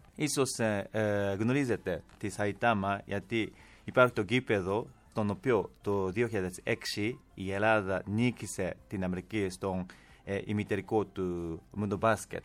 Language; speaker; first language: Greek; non-native, fluent; Japanese